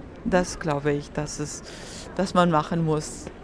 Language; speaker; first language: German; non-native, fluent; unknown